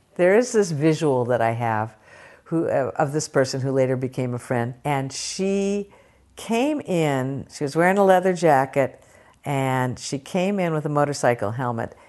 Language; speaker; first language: English; native; English